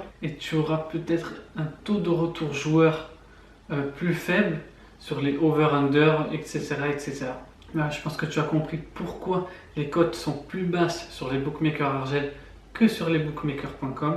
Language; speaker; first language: French; native; French